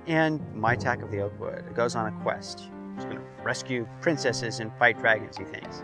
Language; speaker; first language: English; native; English